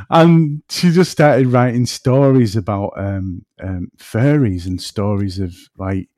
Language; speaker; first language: English; native; English